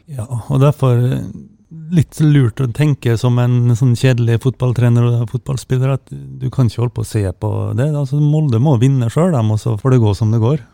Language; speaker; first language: Norwegian; native; Norwegian